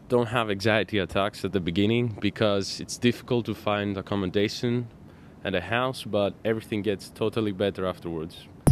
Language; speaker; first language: English; non-native, fluent; Greek